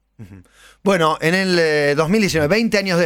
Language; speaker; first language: Spanish; native; Spanish